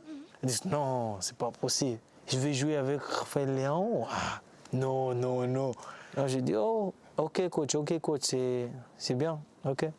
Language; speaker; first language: French; non-native, learner; Portuguese